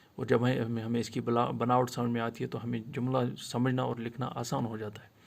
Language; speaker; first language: Urdu; non-native, local second language; Kashmiri